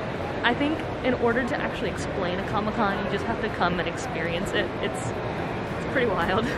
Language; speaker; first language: English; native; English